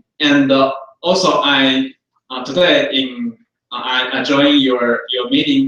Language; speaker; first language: English; non-native, fluent; Chinese